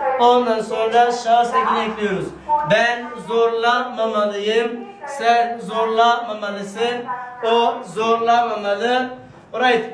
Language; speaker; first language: Turkish; non-native, fluent; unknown